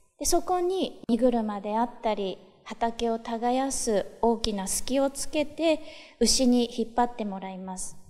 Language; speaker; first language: Japanese; native; Japanese